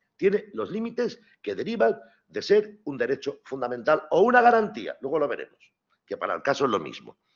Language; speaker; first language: Spanish; native; Spanish